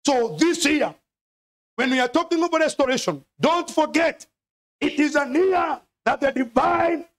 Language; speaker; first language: English; non-native, local second language; Swahili